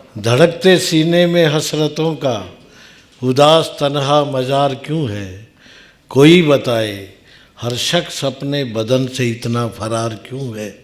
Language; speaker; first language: Hindi; native; Hindi